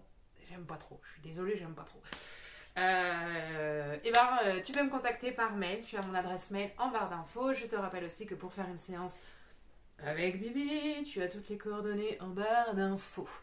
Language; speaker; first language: French; native; French